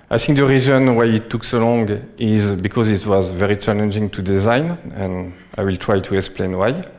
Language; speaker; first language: English; non-native, fluent; French